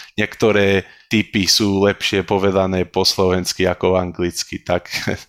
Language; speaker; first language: Slovak; early bilingual, heritage; Slovak